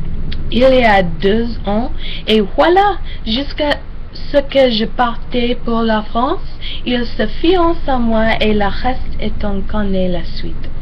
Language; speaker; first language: French; non-native, learner; English